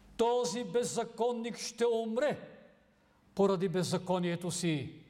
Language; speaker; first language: Bulgarian; native; Bulgarian